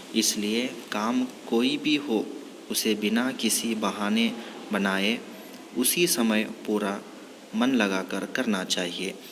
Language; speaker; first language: Hindi; non-native, local second language; Kannada